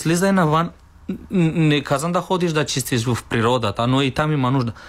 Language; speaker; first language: Bulgarian; non-native, learner; Romanian